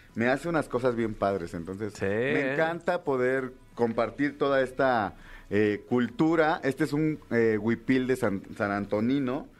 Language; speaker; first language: Spanish; native; Spanish